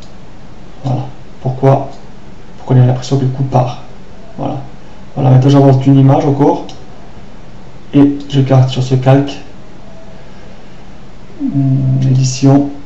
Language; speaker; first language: French; native; French